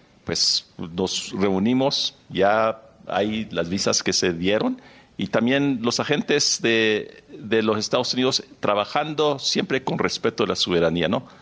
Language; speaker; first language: Spanish; early bilingual, heritage; Spanish